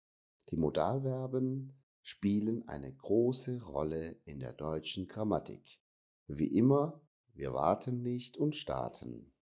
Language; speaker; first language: German; non-native, fluent; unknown